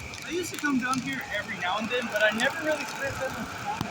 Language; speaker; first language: English; native; English